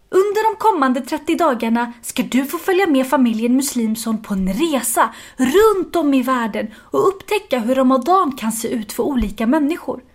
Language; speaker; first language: Swedish; early bilingual, other home language; Arabic